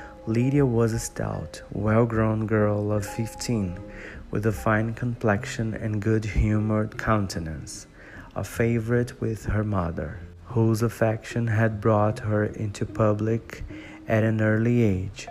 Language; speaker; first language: English; non-native, fluent; Portuguese